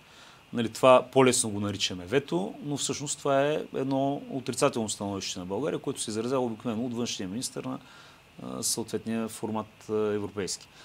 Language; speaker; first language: Bulgarian; native; Bulgarian